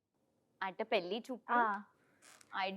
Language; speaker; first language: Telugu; non-native, learner; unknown